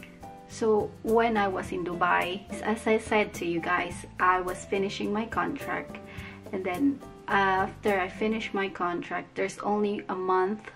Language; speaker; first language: English; non-native, local second language; Filipino